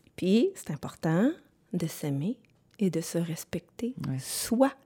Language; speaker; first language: French; native; French